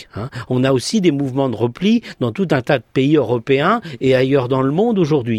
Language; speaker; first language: French; native; French